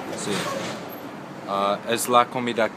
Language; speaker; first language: Spanish; non-native, learner; English